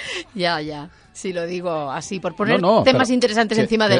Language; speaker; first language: Spanish; native; Spanish